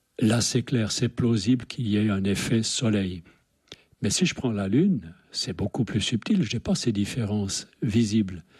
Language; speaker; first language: French; native; French